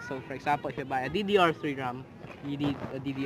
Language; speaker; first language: English; non-native, fluent; Filipino